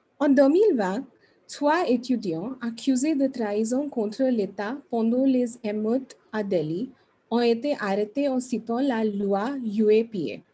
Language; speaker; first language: French; non-native, learner; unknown